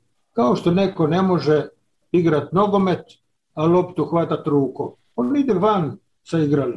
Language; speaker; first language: Serbian; native; Serbian